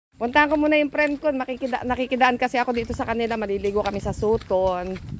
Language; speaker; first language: Filipino; native; Filipino